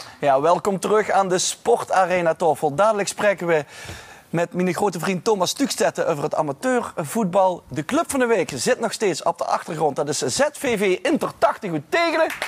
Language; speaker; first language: Dutch; native; Dutch